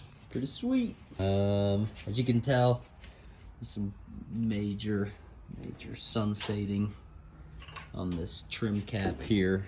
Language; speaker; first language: English; native; English